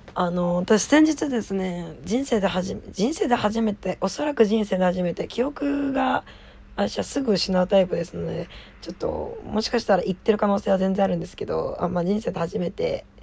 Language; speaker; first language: Japanese; native; Japanese